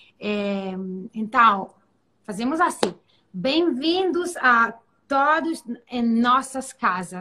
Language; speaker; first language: Portuguese; non-native, learner; Italian